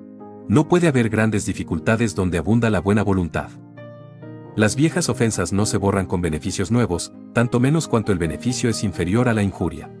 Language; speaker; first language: Spanish; native; Spanish